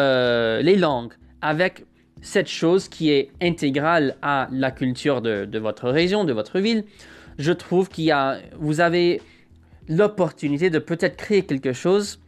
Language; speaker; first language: French; non-native, fluent; English